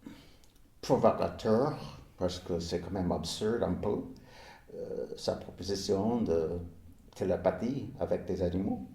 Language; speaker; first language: French; non-native, fluent; English